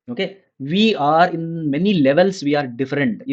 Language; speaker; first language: English; non-native, local second language; Kannada